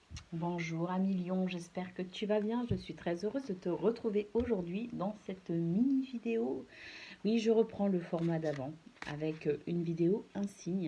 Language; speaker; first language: French; native; French